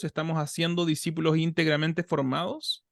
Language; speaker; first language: Spanish; native; Spanish